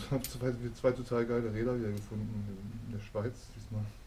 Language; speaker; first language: German; native; German